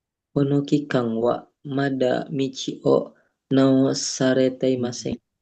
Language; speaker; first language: Japanese; non-native, learner; Indonesian